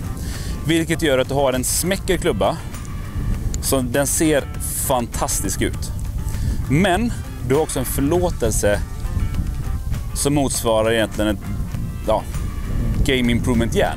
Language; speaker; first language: Swedish; native; Swedish